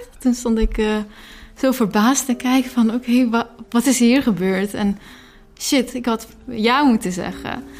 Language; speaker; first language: Dutch; early bilingual, other home language; Persian